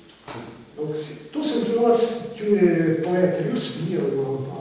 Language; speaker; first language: French; non-native, fluent; Russian